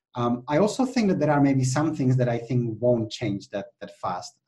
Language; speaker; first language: English; non-native, fluent; Czech